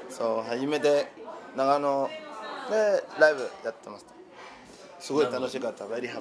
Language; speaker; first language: Japanese; non-native, learner; Spanish